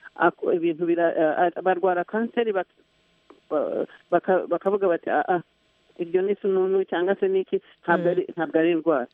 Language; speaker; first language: Kinyarwanda; early bilingual, heritage; Kinyarwanda